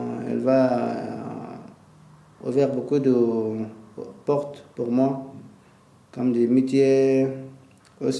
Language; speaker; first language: French; non-native, learner; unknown